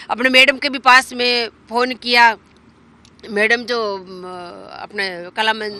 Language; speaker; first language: Hindi; native; Hindi